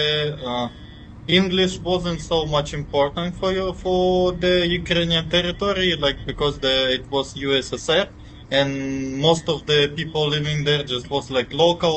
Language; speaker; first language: English; non-native, fluent; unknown